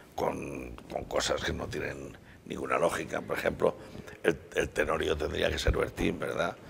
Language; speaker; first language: Spanish; native; Spanish